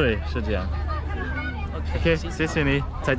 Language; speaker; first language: Chinese; non-native, learner; German